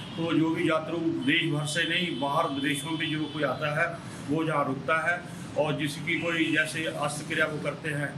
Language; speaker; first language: Hindi; non-native, local second language; Punjabi